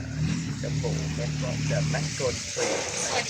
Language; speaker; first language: English; non-native, learner; Thai